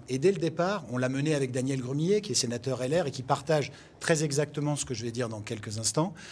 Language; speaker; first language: French; native; French